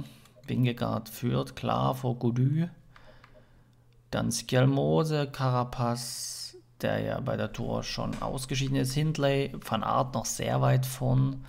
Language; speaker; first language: German; native; German